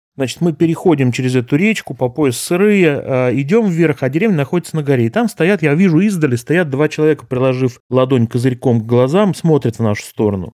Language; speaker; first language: Russian; native; Russian